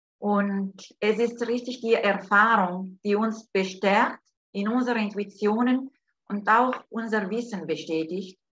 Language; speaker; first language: German; non-native, fluent; Italian